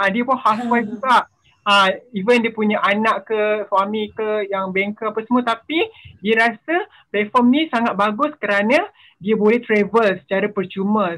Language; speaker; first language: Malay; native; Malay